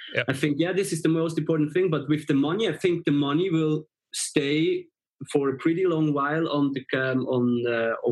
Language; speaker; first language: English; non-native, fluent; German